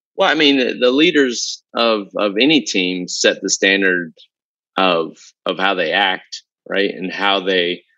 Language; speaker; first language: English; native; English